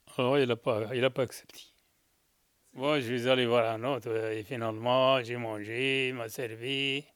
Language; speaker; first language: French; non-native, local second language; Arabic